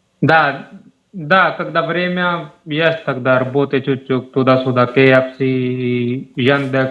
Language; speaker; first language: Russian; non-native, learner; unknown